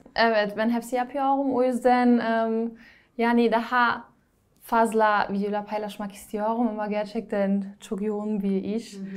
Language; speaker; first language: Turkish; non-native, learner; German